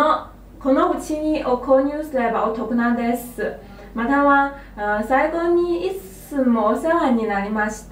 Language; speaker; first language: Japanese; non-native, learner; Chinese